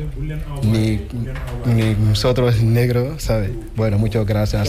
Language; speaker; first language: Spanish; non-native, learner; Wolof